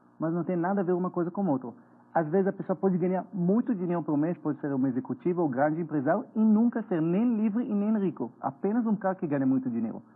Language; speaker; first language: Portuguese; non-native, fluent; Hebrew